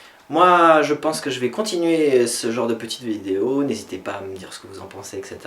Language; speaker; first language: French; native; French